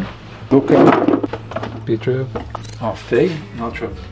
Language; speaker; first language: French; non-native, learner; English